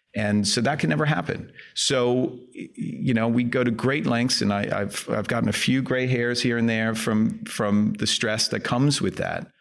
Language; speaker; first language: English; non-native, fluent; Danish